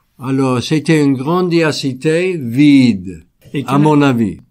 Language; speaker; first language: French; non-native, fluent; English